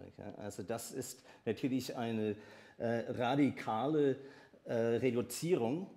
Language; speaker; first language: German; non-native, fluent; English